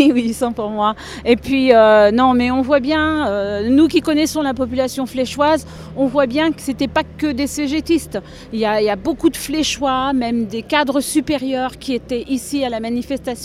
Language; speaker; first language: French; native; French